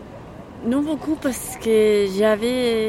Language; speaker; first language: French; non-native, learner; Spanish